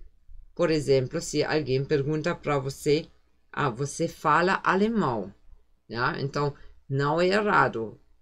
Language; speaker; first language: Portuguese; non-native, fluent; German